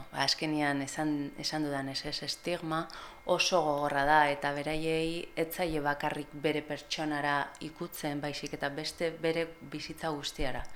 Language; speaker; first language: Basque; non-native, local second language; Spanish